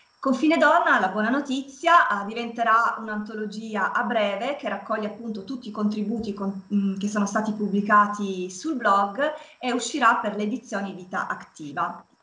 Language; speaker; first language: Italian; native; Italian